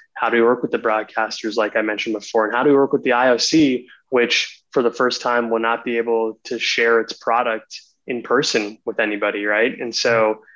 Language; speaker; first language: English; native; English